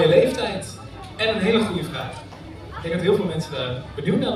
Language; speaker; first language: Dutch; native; Dutch